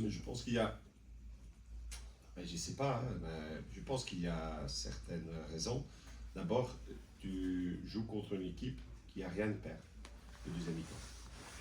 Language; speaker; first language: French; non-native, local second language; Dutch